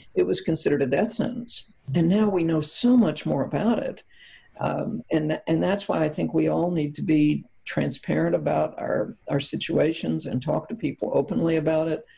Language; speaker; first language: English; native; English